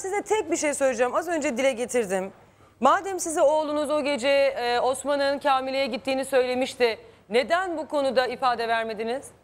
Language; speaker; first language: Turkish; native; Turkish